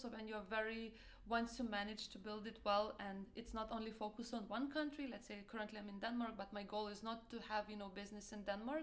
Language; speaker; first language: English; non-native, fluent; Lithuanian